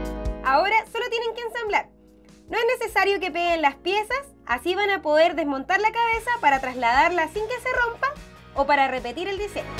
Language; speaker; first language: Spanish; native; Spanish